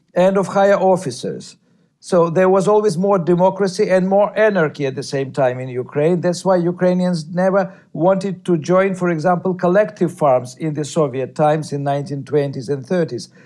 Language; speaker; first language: English; non-native, fluent; Russian